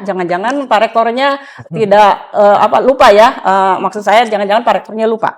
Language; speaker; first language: Indonesian; native; Indonesian